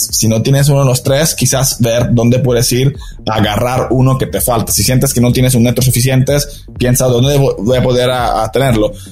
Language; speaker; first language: Spanish; non-native, fluent; Italian